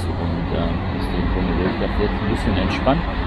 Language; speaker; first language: German; native; German